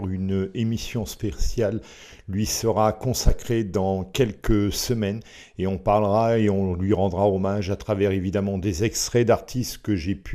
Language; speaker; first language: French; native; French